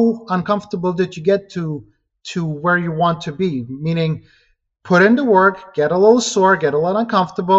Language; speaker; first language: English; non-native, fluent; Ukrainian